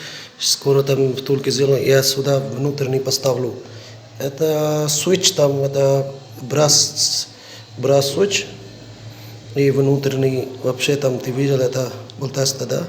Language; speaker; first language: Russian; non-native, learner; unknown